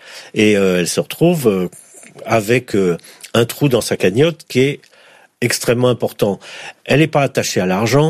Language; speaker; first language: French; native; French